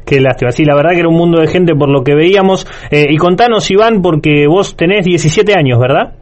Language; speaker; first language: Spanish; native; Spanish